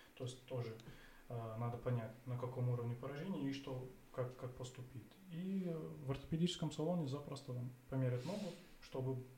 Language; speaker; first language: Russian; non-native, fluent; Arabic